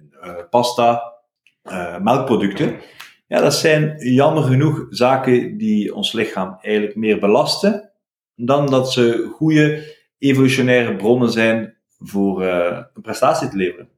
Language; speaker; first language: Dutch; native; Dutch